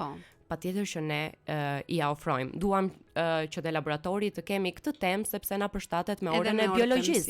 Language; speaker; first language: Albanian; native; Albanian